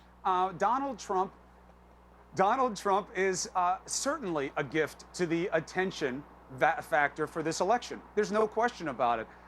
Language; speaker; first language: English; native; English